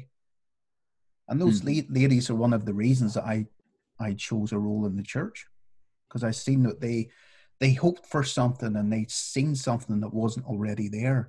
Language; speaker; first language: English; native; English